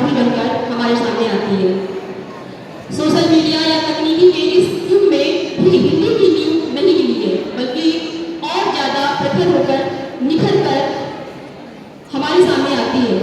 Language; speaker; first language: Hindi; native; Hindi